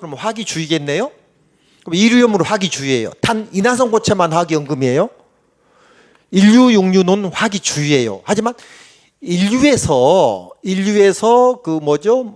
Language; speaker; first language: Korean; native; Korean